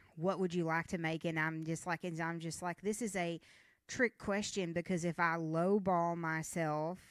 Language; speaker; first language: English; native; English